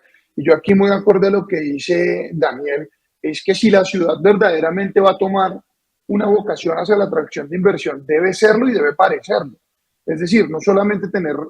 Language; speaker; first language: Spanish; native; Spanish